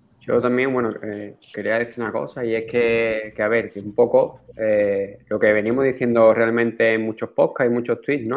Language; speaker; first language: Spanish; native; Spanish